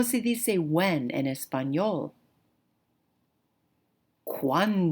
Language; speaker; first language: Spanish; non-native, fluent; English